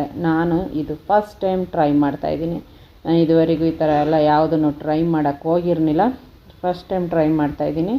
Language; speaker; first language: Kannada; native; Kannada